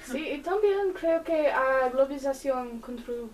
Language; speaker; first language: Spanish; non-native, learner; English